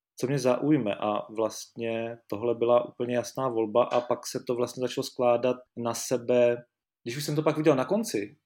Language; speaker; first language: Czech; native; Czech